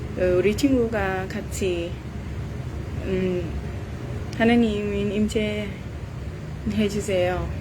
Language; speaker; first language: Korean; non-native, learner; Vietnamese